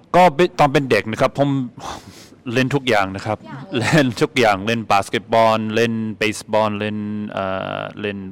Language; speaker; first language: Thai; non-native, fluent; English